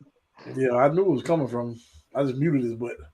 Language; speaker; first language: English; native; English